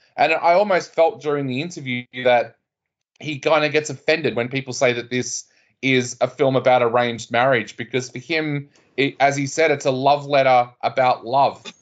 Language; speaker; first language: English; native; English